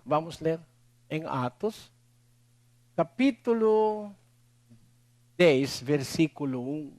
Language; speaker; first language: Portuguese; non-native, learner; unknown